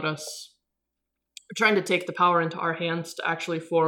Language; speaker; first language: English; non-native, fluent; Swedish